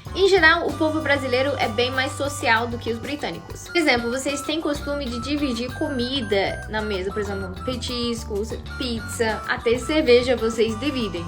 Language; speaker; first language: Portuguese; non-native, fluent; English